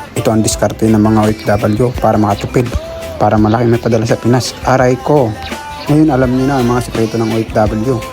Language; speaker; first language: Filipino; non-native, local second language; Bikol